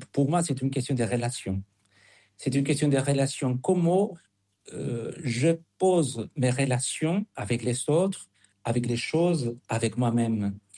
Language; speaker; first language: French; non-native, fluent; Spanish